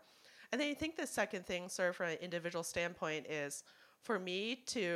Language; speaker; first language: English; non-native, local second language; Cantonese